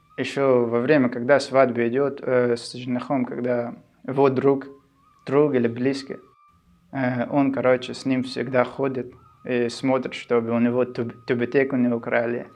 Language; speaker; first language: Russian; non-native, local second language; Shughni